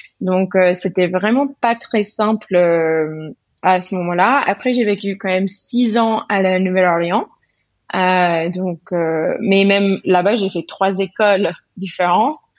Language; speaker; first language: French; non-native, fluent; English